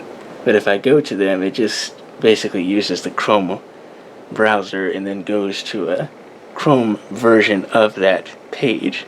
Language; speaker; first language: English; native; English